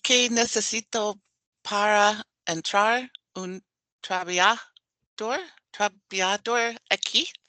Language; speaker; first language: Spanish; non-native, learner; English